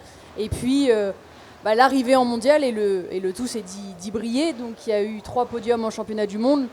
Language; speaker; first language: French; native; French